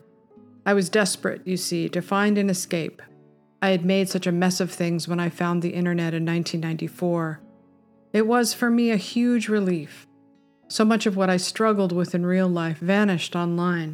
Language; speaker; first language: English; native; English